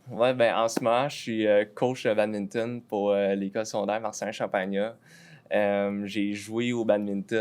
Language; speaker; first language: French; native; French